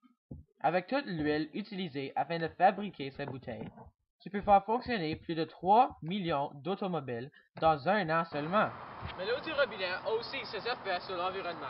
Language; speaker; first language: French; non-native, local second language; English